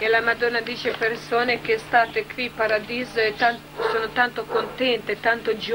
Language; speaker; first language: Italian; non-native, learner; Croatian